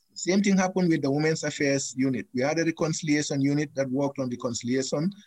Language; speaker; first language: English; non-native, local second language; Fula